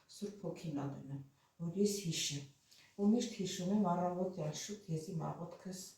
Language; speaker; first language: Armenian; native; Armenian